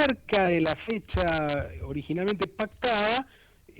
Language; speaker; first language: Spanish; native; Spanish